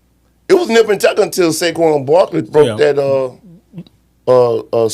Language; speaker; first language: English; native; English